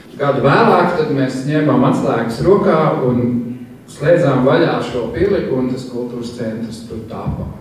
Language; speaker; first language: Latvian; early bilingual, heritage; Latvian